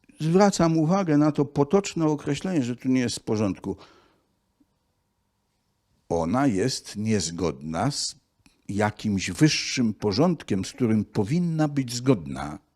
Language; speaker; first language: Polish; native; Polish